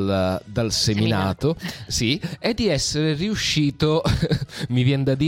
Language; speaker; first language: Italian; native; Italian